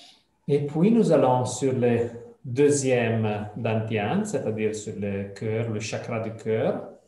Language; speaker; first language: French; non-native, fluent; Italian